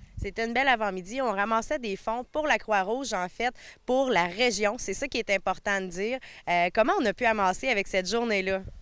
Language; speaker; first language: French; native; French